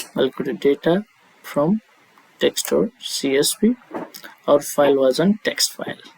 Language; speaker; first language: English; non-native, local second language; Nepali